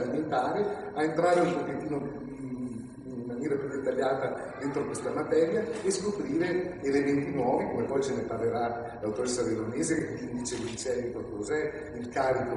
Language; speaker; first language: Italian; native; Italian